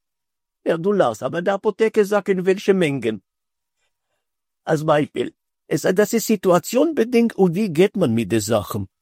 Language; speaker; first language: German; non-native, fluent; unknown